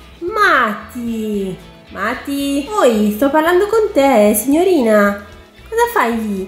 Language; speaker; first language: Italian; native; Italian